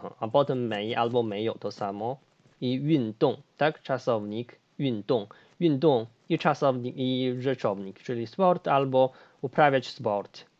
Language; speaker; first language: Polish; non-native, fluent; Chinese